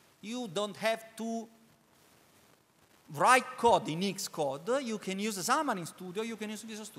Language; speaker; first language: English; non-native, learner; Italian